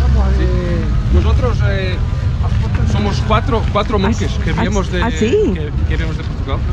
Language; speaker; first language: Spanish; non-native, learner; Portuguese